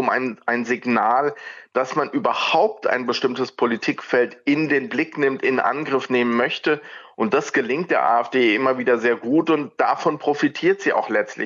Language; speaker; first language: German; native; German